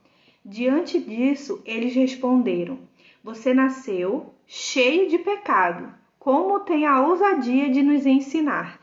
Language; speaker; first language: Portuguese; native; Portuguese